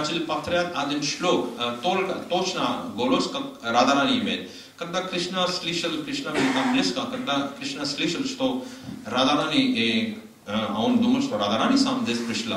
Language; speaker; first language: Russian; non-native, learner; Hindi